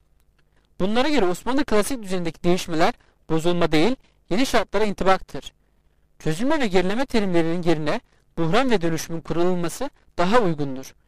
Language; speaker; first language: Turkish; native; Turkish